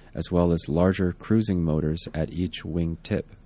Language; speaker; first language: English; native; English